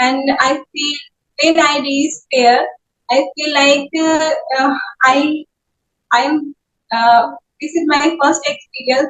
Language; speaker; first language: English; non-native, learner; Hindi